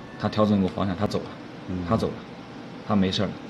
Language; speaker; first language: Chinese; native; Chinese